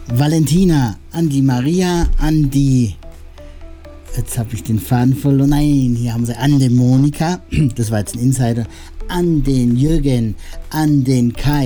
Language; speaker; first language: German; native; German